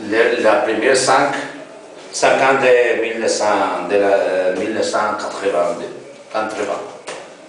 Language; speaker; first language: French; non-native, learner; Spanish